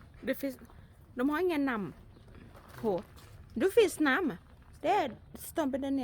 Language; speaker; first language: Swedish; non-native, learner; Thai